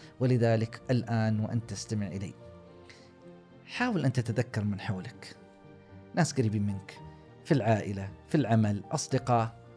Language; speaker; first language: Arabic; native; Arabic